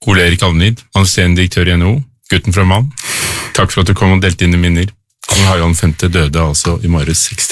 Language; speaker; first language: Norwegian; native; Norwegian